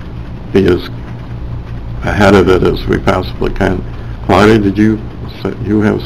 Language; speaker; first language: English; native; English